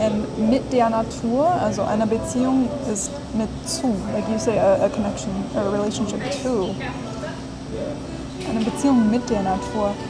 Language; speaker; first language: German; non-native, learner; English